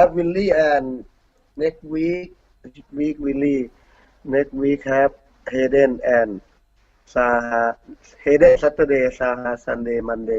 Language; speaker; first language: English; non-native, learner; Thai